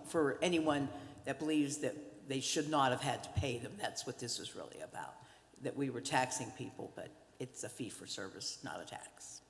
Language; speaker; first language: English; native; English